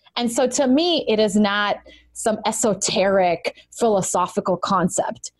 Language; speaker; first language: English; early bilingual, other home language; Russian